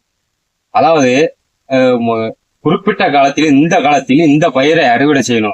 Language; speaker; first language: Tamil; native; Tamil